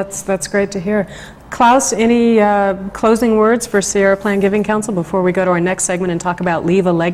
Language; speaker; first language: English; native; English